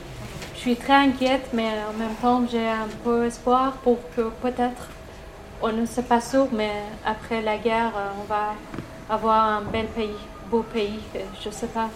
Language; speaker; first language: French; non-native, learner; Persian